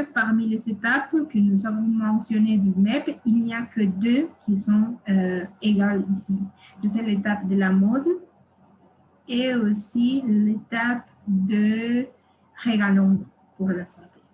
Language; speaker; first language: French; non-native, fluent; Spanish